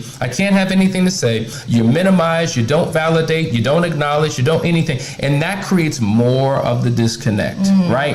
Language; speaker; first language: English; native; English